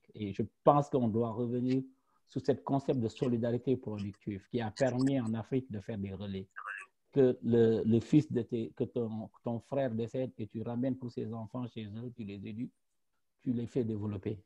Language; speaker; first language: French; non-native, local second language; Wolof